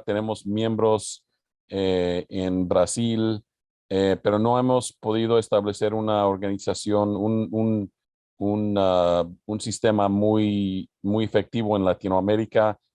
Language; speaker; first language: Spanish; early bilingual, other home language; English